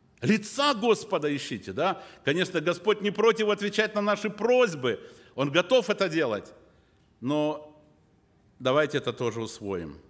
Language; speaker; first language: Russian; native; Russian